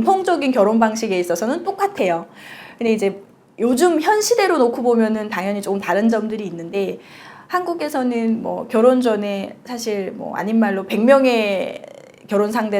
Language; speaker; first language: Korean; native; Korean